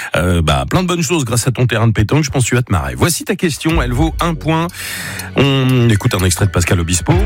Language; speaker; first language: French; native; French